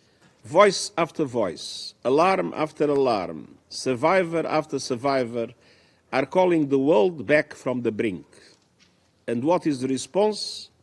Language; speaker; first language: English; non-native, fluent; Portuguese